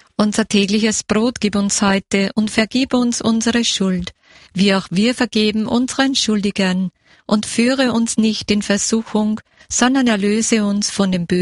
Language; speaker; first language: German; native; German